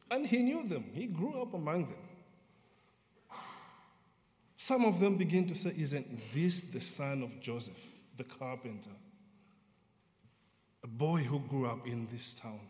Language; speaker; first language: English; non-native, local second language; Nyanja